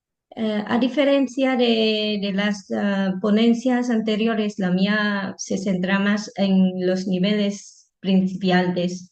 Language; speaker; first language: Spanish; non-native, fluent; Vietnamese